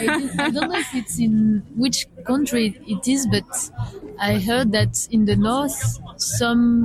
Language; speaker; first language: English; non-native, learner; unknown